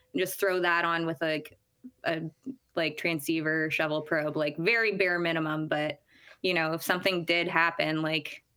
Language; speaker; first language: English; native; English